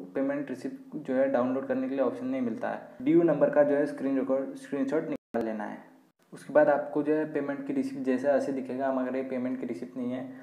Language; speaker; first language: Hindi; non-native, local second language; Marathi